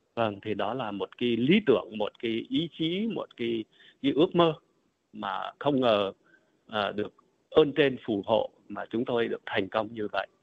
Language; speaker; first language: Vietnamese; native; Vietnamese